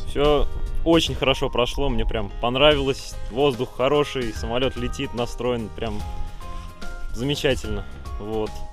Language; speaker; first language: Russian; native; Russian